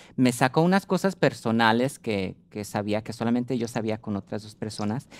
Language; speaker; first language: Spanish; early bilingual, heritage; Spanish